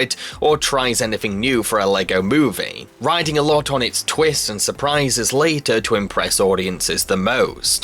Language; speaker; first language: English; native; English